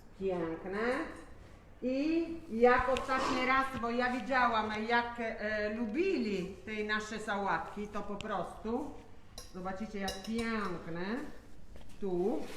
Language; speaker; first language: Polish; non-native, learner; Italian